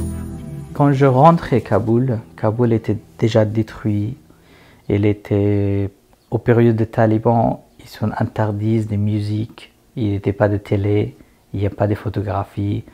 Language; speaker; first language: French; non-native, learner; Persian